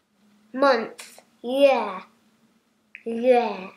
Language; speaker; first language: English; early bilingual, other home language; Chinese